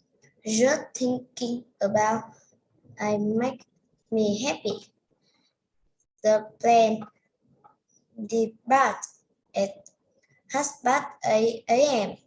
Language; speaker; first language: English; non-native, learner; Vietnamese